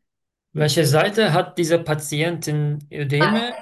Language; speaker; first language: German; non-native, learner; Turkish